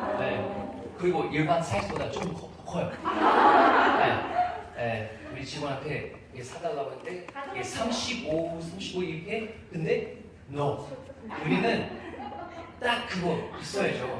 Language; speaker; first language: Korean; non-native, fluent; English